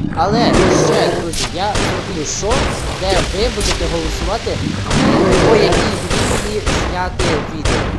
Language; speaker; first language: Ukrainian; non-native, local second language; Russian